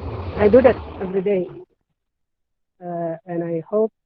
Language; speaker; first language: English; non-native, learner; Indonesian